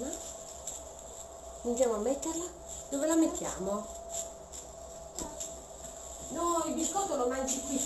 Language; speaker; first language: Italian; native; Italian